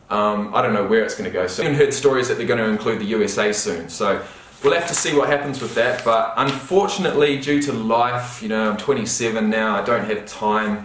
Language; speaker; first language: English; native; English